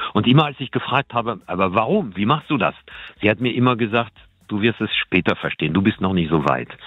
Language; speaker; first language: German; non-native, fluent; French